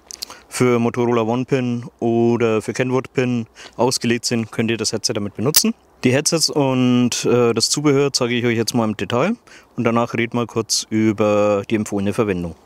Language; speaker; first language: German; native; German